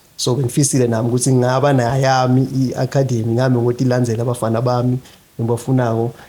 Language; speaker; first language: Zulu; non-native, local second language; Swati